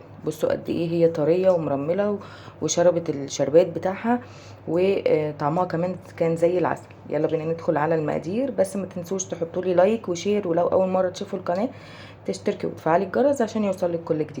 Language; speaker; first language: Arabic; native; Arabic